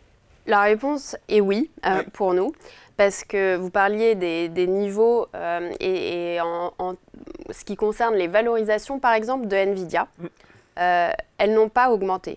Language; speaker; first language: French; native; French